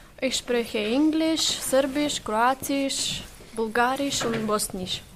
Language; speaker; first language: German; non-native, learner; Macedonian